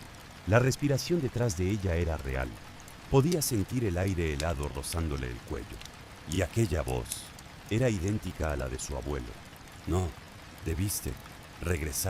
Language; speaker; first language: Spanish; native; Spanish